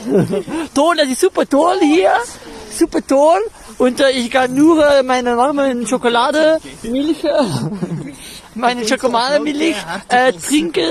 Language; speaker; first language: German; non-native, learner; Dutch